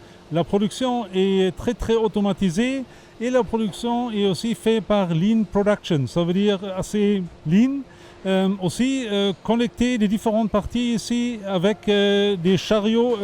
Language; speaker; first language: French; non-native, fluent; German